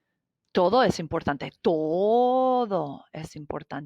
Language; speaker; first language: Spanish; non-native, fluent; English